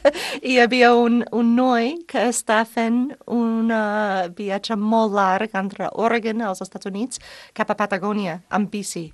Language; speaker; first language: Catalan; non-native, fluent; English